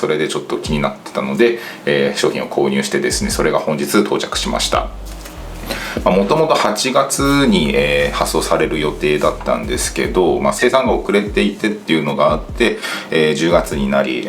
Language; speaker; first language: Japanese; native; Japanese